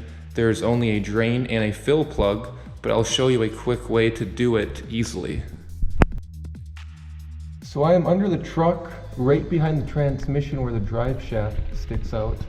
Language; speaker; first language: English; native; English